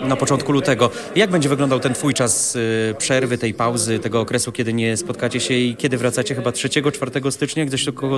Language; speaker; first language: Polish; native; Polish